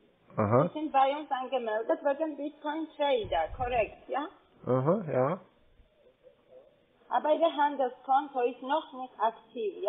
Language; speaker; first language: German; non-native, fluent; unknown